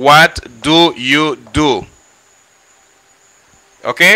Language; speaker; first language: English; non-native, fluent; Haitian Creole